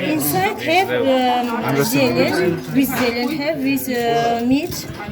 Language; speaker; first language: English; non-native, learner; Azerbaijani